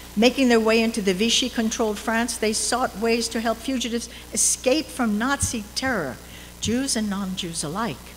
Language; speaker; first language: English; native; English